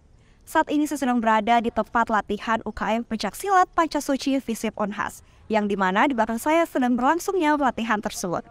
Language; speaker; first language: Indonesian; native; Indonesian